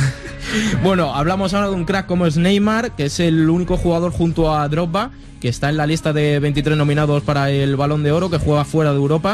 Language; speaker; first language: Spanish; native; Spanish